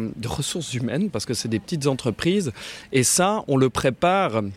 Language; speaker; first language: French; native; French